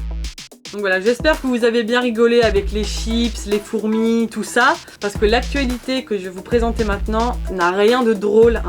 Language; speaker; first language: French; native; French